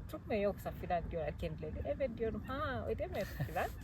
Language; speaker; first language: Turkish; non-native, fluent; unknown